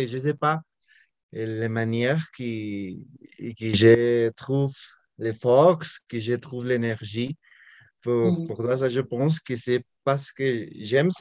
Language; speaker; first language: French; non-native, learner; Spanish